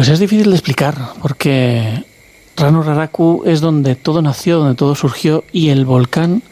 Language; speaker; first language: Spanish; native; Spanish